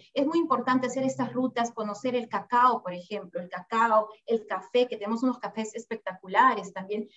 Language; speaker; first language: Spanish; native; Spanish